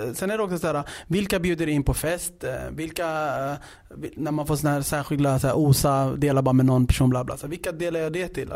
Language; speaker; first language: Swedish; early bilingual, other home language; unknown